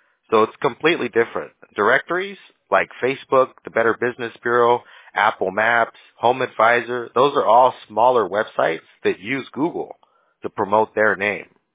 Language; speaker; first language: English; early bilingual, other home language; Spanish